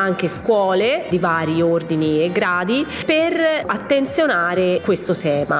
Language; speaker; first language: Italian; native; Italian